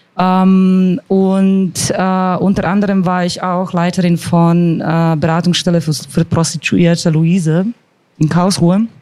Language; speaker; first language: German; non-native, fluent; Croatian